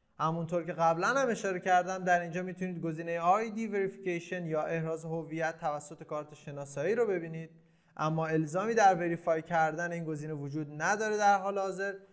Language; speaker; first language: Persian; native; Persian